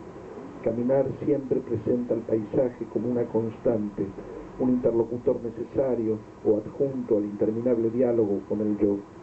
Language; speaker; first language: Spanish; native; Spanish